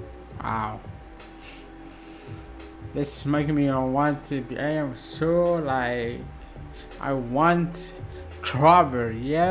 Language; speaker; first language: English; non-native, learner; Arabic